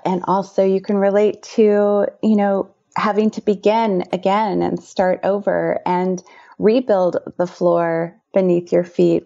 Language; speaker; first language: English; native; English